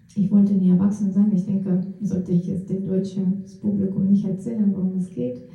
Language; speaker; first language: German; non-native, fluent; Russian